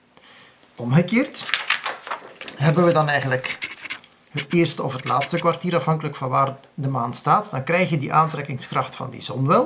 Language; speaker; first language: Dutch; native; Dutch